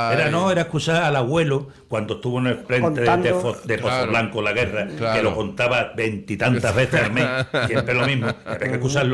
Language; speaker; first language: Spanish; native; Spanish